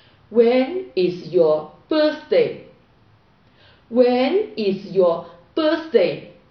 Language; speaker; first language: English; non-native, fluent; Chinese